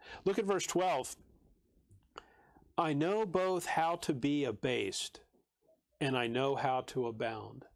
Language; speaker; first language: English; native; English